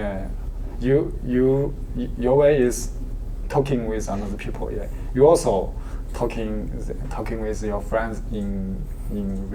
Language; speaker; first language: English; non-native, learner; Chinese